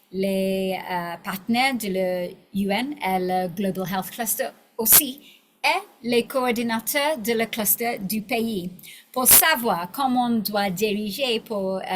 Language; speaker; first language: French; non-native, learner; English